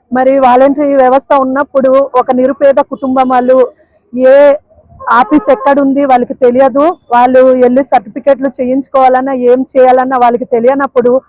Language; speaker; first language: Telugu; native; Telugu